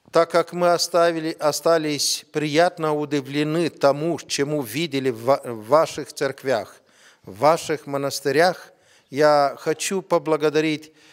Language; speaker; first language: Russian; non-native, fluent; Romanian